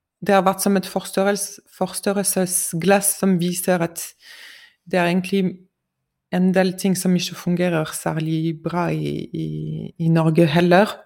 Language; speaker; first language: Norwegian; non-native, fluent; French